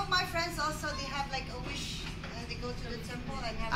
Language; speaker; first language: English; non-native, learner; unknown